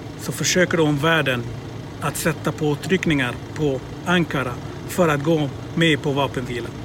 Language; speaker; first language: Swedish; non-native, fluent; Arabic